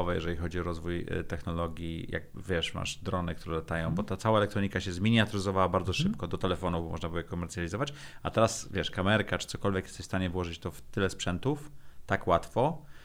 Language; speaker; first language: Polish; native; Polish